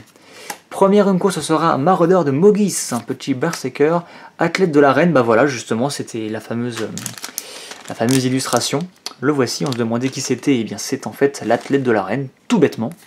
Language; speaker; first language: French; native; French